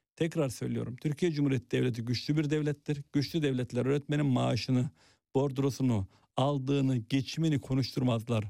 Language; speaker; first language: Turkish; native; Turkish